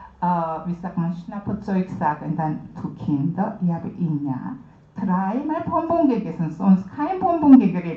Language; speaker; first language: German; non-native, learner; Korean